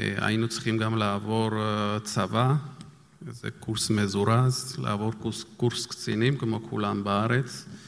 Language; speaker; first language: Hebrew; non-native, fluent; Georgian